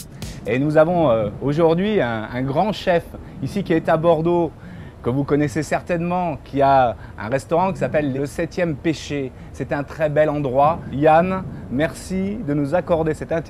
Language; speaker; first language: French; native; French